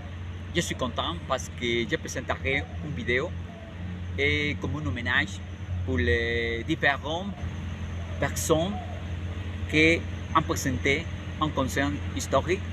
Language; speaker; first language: French; non-native, learner; Spanish